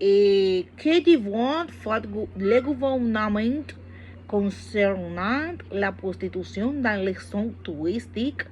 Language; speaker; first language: French; non-native, learner; Spanish